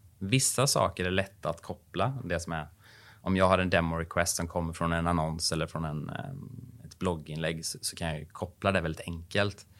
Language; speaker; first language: Swedish; native; Swedish